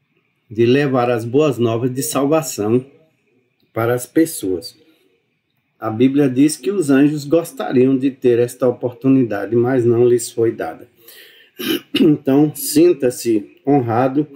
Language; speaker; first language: Portuguese; native; Portuguese